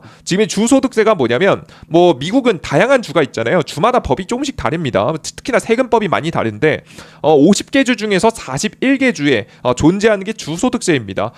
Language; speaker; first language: Korean; native; Korean